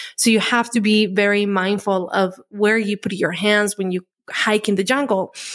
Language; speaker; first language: English; non-native, fluent; Spanish